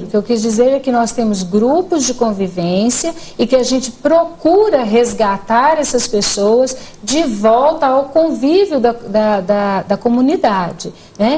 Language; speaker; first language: Portuguese; native; Portuguese